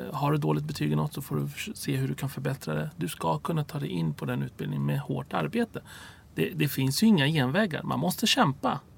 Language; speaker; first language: Swedish; early bilingual, other home language; Arabic